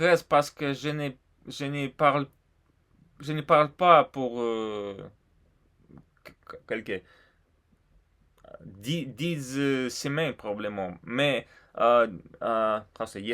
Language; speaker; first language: French; non-native, learner; Russian